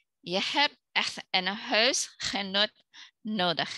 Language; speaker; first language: Dutch; non-native, learner; Indonesian